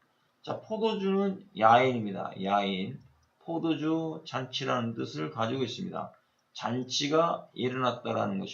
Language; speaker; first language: Korean; native; Korean